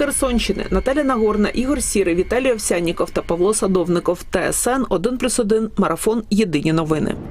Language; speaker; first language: Ukrainian; native; Ukrainian